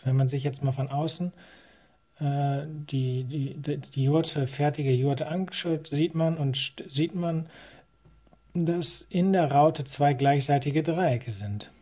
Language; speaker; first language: German; native; German